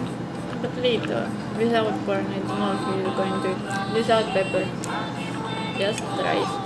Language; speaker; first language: English; non-native, learner; Russian